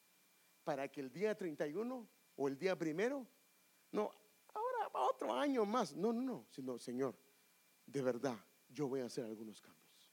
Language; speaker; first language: Spanish; native; Spanish